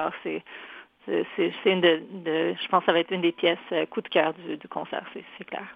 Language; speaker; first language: French; early bilingual, other home language; Polish